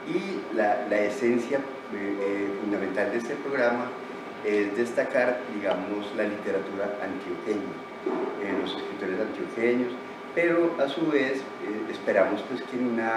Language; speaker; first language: Spanish; native; Spanish